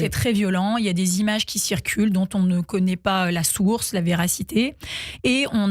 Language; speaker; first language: French; native; French